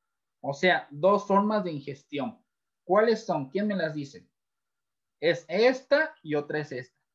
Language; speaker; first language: Spanish; native; Spanish